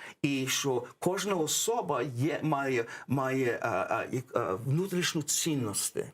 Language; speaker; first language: Ukrainian; early bilingual, heritage; English